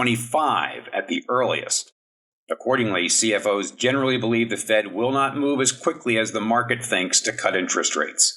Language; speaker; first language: English; native; English